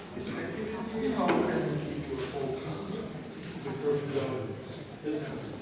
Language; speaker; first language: English; non-native, fluent; Hungarian